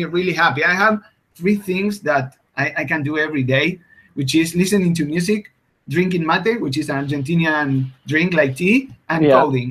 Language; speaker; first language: English; non-native, fluent; Spanish